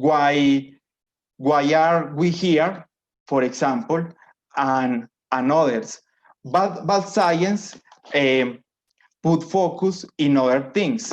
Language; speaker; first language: English; non-native, learner; Spanish